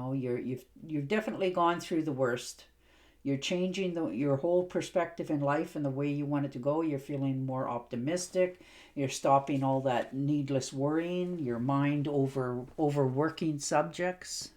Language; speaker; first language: English; native; English